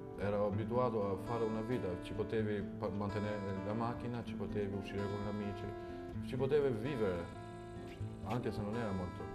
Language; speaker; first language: Italian; non-native, fluent; Albanian